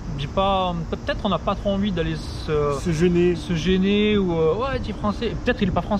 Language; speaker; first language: French; native; French